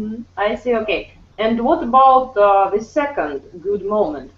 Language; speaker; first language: English; non-native, fluent; Russian